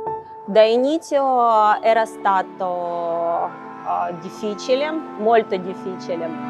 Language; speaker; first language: Italian; non-native, learner; Ukrainian